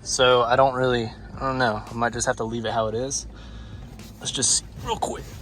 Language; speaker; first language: English; native; English